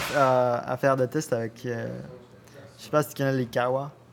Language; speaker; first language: French; non-native, learner; Spanish